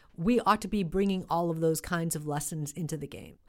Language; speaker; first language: English; native; English